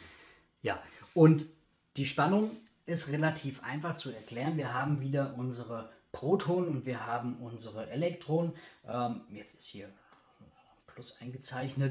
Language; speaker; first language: German; native; German